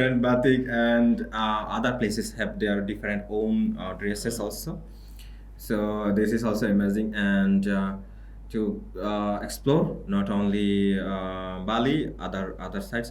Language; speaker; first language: English; non-native, local second language; Bangla